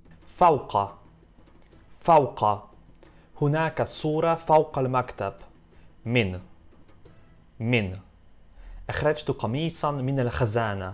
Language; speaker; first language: Arabic; non-native, fluent; Polish